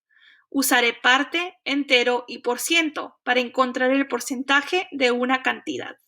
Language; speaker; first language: Spanish; early bilingual, heritage; Spanish